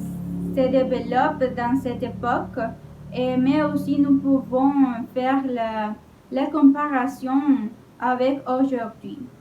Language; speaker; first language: French; non-native, learner; Spanish